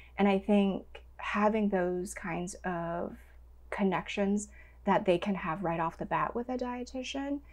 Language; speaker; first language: English; non-native, local second language; Cantonese